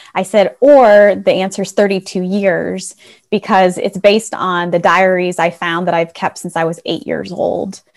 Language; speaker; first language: English; native; English